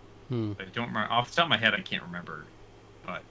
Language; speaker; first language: English; native; English